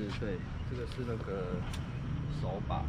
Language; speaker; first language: Chinese; native; Chinese